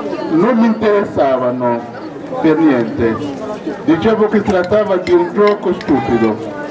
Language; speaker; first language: Italian; non-native, fluent; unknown